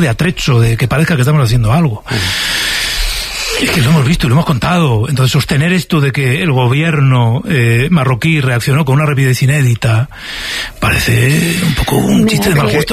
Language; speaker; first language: Spanish; native; Spanish